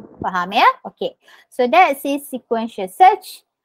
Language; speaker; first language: English; non-native, local second language; Malay